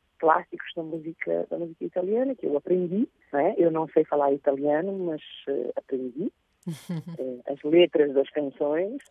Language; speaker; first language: Portuguese; non-native, local second language; Kabuverdianu